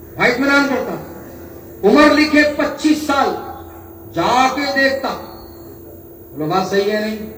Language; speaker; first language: Urdu; native; Urdu